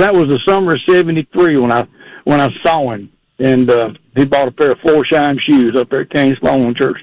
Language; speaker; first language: English; native; English